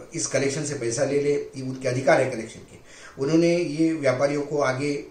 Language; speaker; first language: Hindi; non-native, local second language; Marathi